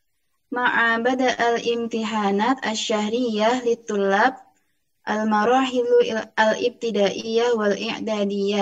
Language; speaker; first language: Arabic; non-native, learner; Indonesian